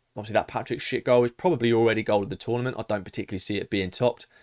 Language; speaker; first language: English; native; English